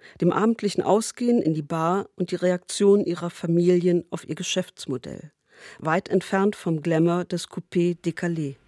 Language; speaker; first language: German; native; German